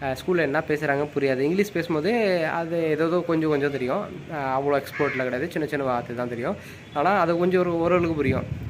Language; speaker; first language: Tamil; non-native, local second language; Hindi